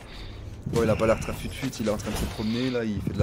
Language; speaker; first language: French; native; French